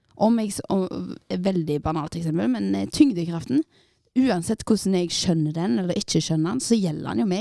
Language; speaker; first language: Norwegian; native; Norwegian